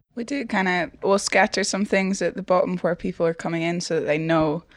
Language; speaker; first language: English; native; English